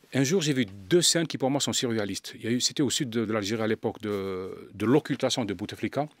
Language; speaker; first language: French; non-native, local second language; Arabic